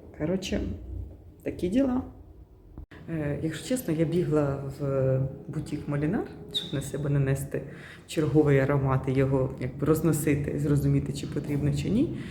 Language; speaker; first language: Ukrainian; native; Ukrainian